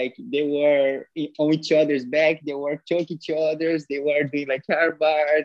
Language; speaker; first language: English; non-native, fluent; Portuguese